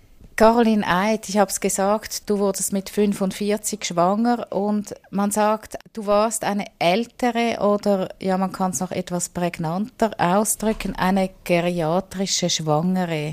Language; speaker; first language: German; native; German